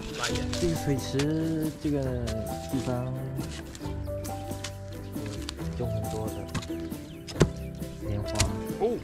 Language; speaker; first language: Chinese; non-native, learner; Khmer